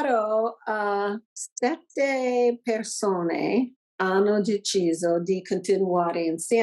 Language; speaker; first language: Italian; non-native, learner; English